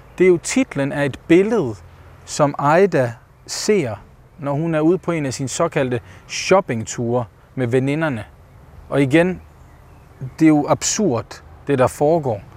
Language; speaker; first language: Danish; early bilingual, other home language; Bosnian